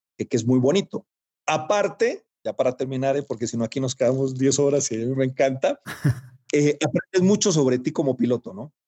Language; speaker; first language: Spanish; native; Spanish